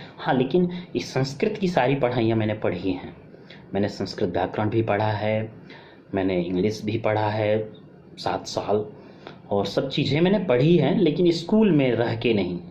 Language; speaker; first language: Hindi; non-native, local second language; Bhojpuri